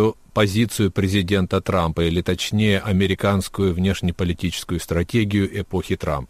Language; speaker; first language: Russian; native; Russian